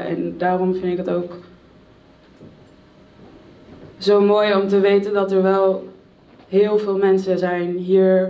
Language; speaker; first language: Dutch; early bilingual, other home language; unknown